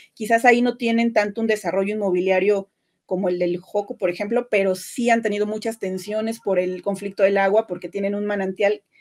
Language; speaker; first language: Spanish; native; Spanish